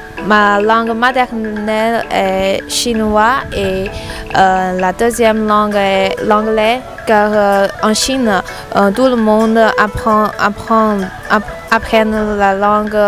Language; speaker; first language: French; non-native, learner; Chinese